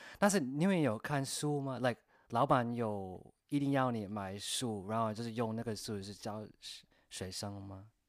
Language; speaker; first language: Chinese; non-native, fluent; English